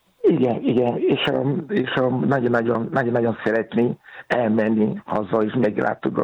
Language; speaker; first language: Hungarian; non-native, learner; Yoruba